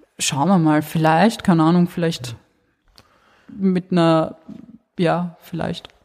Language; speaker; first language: German; early bilingual, other home language; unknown